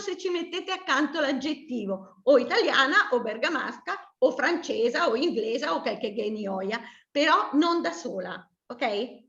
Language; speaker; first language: Italian; native; Italian